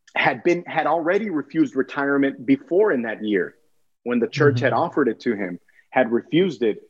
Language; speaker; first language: English; native; English